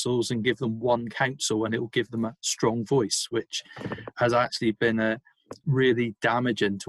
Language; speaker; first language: English; native; English